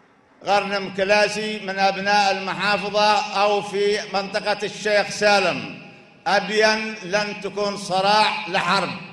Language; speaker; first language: Arabic; native; Arabic